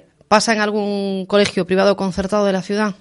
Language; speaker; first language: Spanish; native; Spanish